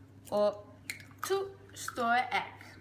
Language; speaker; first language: Danish; non-native, learner; Norwegian